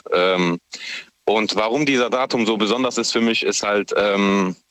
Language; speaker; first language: German; native; German